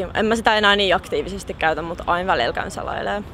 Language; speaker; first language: Finnish; native; Finnish